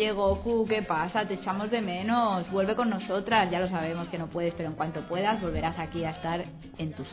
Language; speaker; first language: Spanish; native; Spanish